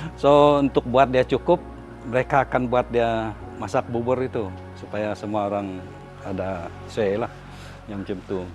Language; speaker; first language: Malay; non-native, local second language; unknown